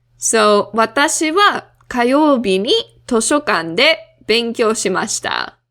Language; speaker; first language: Japanese; non-native, fluent; English